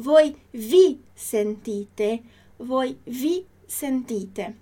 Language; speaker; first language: Italian; non-native, fluent; Portuguese